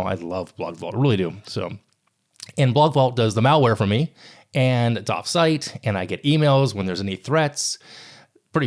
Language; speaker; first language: English; native; English